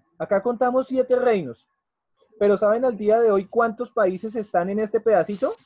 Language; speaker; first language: Spanish; native; Spanish